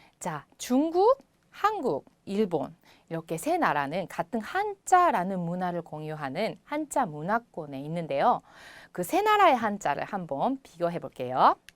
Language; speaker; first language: Korean; non-native, fluent; Japanese